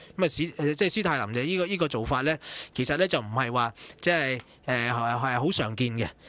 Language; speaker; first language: Cantonese; native; Cantonese